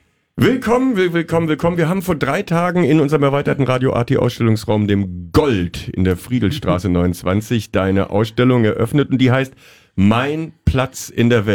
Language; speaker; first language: German; native; German